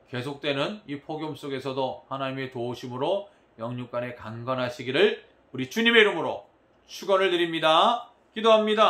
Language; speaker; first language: Korean; native; Korean